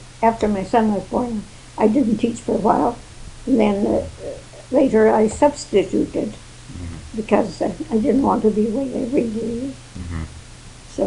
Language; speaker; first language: English; native; English